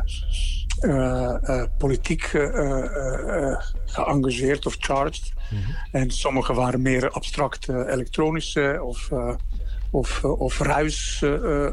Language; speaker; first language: Dutch; non-native, fluent; Serbian